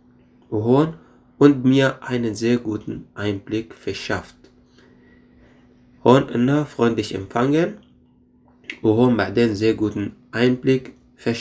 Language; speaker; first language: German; non-native, fluent; Arabic